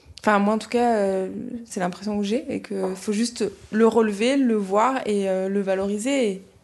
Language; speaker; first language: French; non-native, fluent; Bini